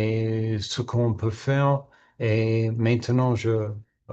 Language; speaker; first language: French; non-native, learner; English